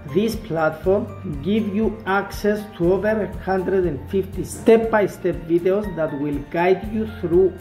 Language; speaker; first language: English; non-native, fluent; Greek